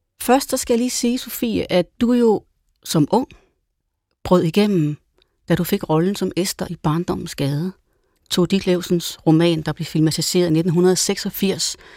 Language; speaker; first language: Danish; native; Danish